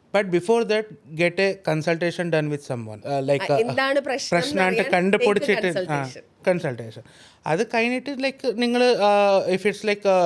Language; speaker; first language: Malayalam; early bilingual, heritage; Malayalam